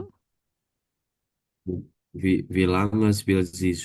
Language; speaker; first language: German; non-native, learner; Indonesian